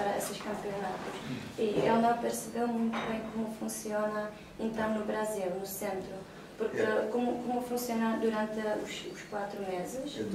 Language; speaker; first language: Portuguese; non-native, fluent; Czech